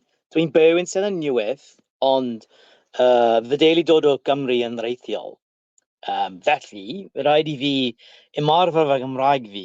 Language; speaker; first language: Welsh; non-native, learner; English